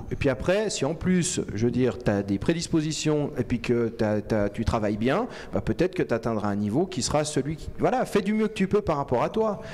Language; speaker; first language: French; native; French